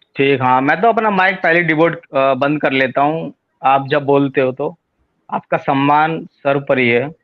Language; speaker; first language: Hindi; native; Hindi